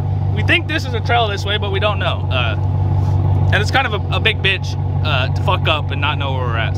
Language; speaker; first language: English; native; English